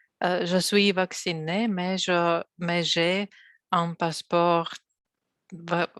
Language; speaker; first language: French; non-native, learner; Russian